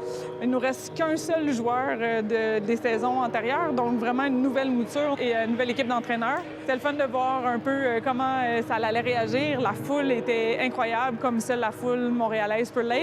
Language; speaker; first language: French; native; French